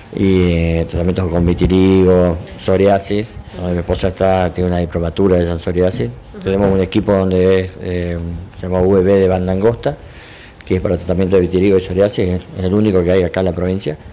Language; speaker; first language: Spanish; native; Spanish